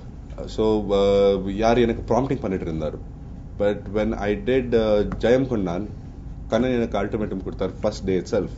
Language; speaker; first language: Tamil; non-native, learner; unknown